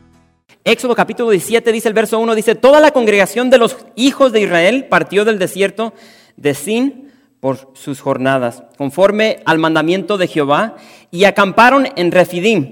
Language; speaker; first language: Spanish; native; Spanish